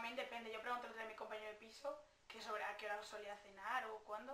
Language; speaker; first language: Spanish; native; Spanish